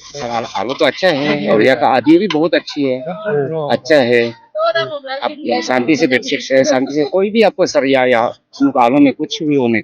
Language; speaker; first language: Hindi; non-native, local second language; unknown